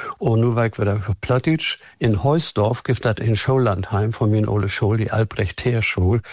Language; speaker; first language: German; native; German